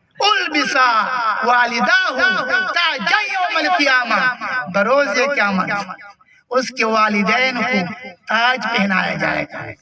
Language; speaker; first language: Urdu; non-native, local second language; Pashto